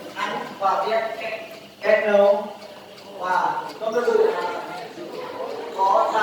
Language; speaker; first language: Vietnamese; non-native, learner; Lao